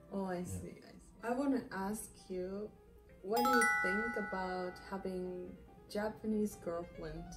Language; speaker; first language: English; non-native, learner; Japanese